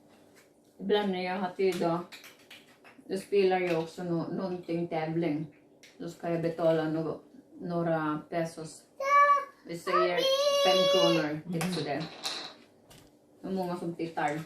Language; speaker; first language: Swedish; non-native, learner; Filipino